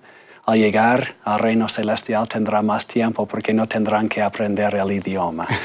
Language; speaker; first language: Spanish; non-native, fluent; English